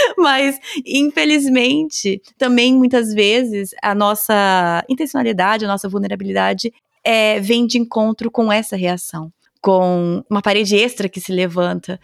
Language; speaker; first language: Portuguese; native; Portuguese